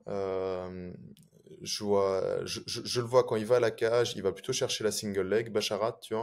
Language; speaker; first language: French; native; French